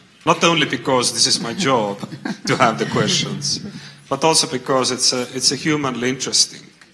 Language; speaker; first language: English; non-native, learner; Estonian